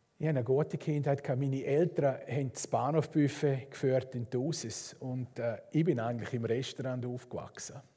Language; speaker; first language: German; native; German